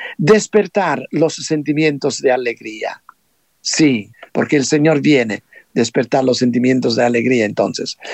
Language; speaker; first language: Spanish; non-native, fluent; Italian